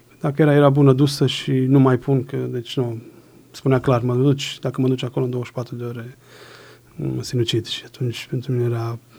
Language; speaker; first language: Romanian; native; Romanian